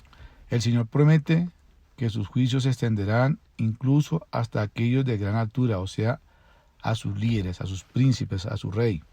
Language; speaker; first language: Spanish; native; Spanish